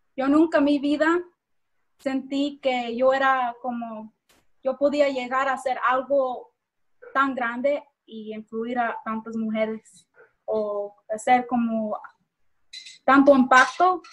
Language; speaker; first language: Spanish; early bilingual, heritage; Spanish